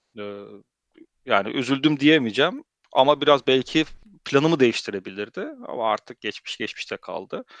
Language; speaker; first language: Turkish; early bilingual, heritage; Turkish